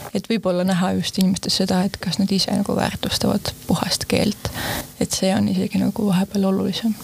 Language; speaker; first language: Estonian; native; Estonian